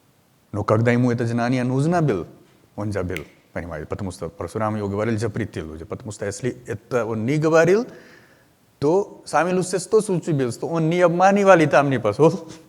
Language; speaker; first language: Russian; non-native, learner; Hindi